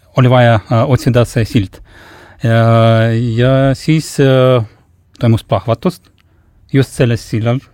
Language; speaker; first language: Estonian; non-native, local second language; Russian